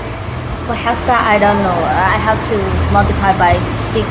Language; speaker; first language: English; non-native, learner; Thai